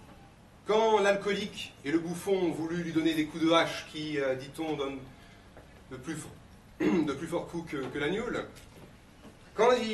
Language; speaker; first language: French; native; French